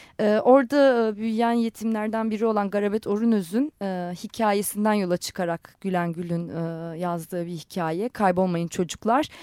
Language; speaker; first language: Turkish; non-native, local second language; Armenian